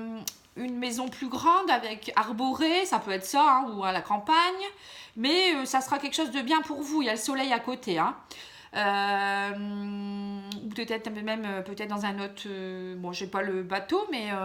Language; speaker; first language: French; native; French